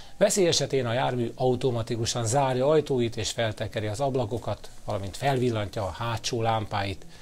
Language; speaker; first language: Hungarian; native; Hungarian